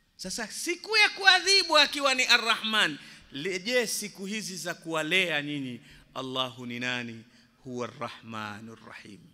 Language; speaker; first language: Swahili; native; Swahili